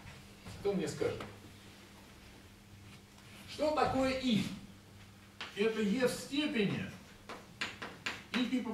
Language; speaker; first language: Russian; native; Russian